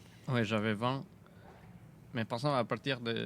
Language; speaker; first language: French; non-native, fluent; Spanish